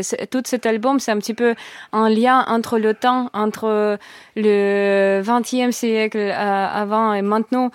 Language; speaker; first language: French; non-native, learner; Russian